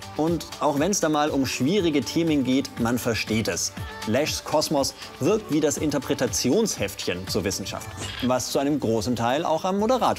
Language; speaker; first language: German; native; German